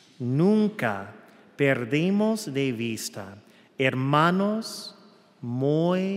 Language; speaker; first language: Spanish; non-native, fluent; English